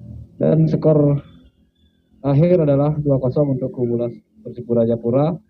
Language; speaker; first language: Indonesian; native; Indonesian